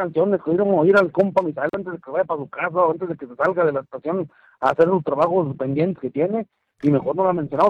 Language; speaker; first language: Spanish; native; Spanish